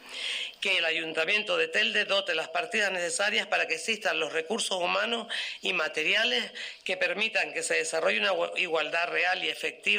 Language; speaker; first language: Spanish; native; Spanish